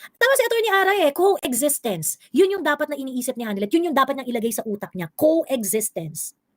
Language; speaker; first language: Filipino; native; Filipino